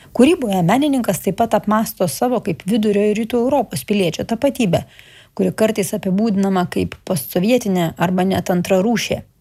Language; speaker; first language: Lithuanian; native; Lithuanian